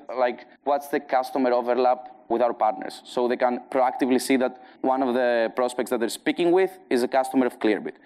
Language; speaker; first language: English; non-native, fluent; Greek